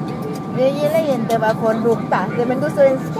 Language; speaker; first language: Swedish; non-native, learner; Thai